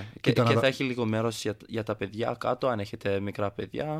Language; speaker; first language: Greek; early bilingual, heritage; Greek